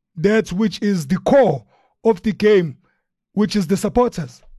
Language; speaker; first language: English; non-native, local second language; Zulu